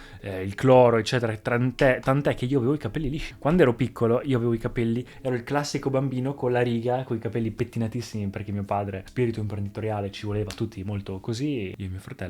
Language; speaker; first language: Italian; native; Italian